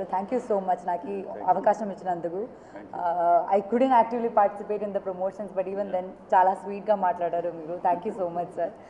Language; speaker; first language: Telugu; non-native, fluent; Malayalam